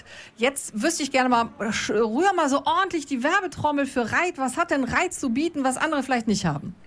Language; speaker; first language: German; native; German